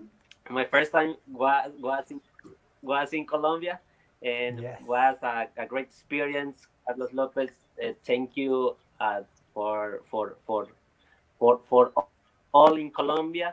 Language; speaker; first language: English; non-native, learner; Spanish